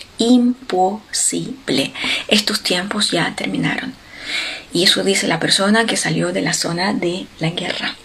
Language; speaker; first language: Spanish; non-native, fluent; Ukrainian